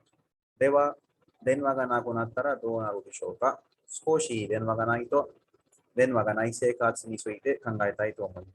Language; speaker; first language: Japanese; non-native, fluent; Urdu